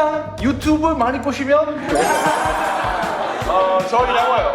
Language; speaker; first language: Korean; non-native, fluent; Italian